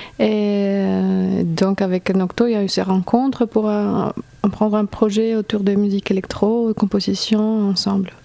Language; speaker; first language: French; non-native, fluent; Spanish